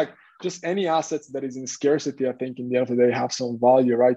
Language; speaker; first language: English; non-native, fluent; Hebrew